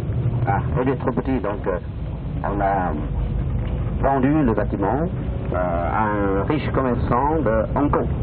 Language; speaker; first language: French; non-native, fluent; Chinese